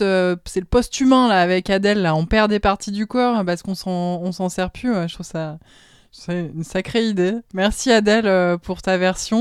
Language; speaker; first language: French; native; French